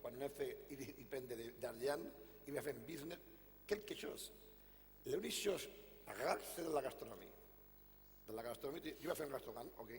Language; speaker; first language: French; non-native, fluent; Catalan